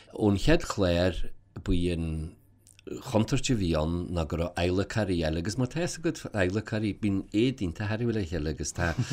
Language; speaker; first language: Irish; native; Irish